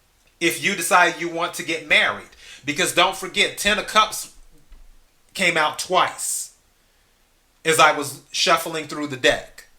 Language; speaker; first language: English; native; English